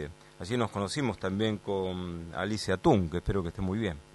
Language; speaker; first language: Spanish; native; Spanish